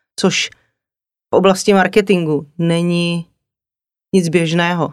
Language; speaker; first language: Czech; native; Czech